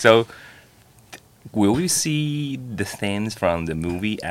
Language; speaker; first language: English; non-native, learner; Chinese